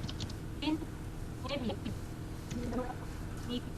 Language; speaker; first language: English; non-native, learner; Vietnamese